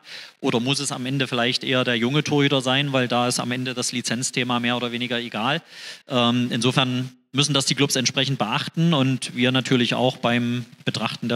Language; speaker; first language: German; native; German